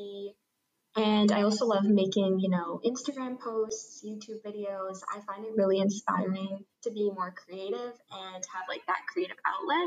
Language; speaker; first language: English; native; English